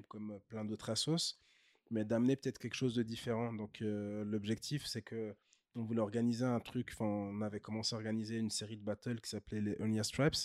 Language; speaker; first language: French; early bilingual, other home language; Kinyarwanda